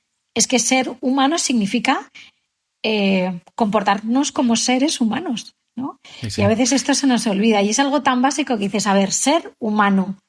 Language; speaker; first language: Spanish; native; Spanish